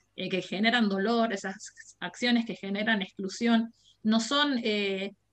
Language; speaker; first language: Spanish; native; Spanish